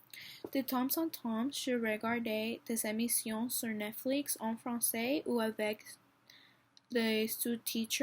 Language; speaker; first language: French; non-native, learner; English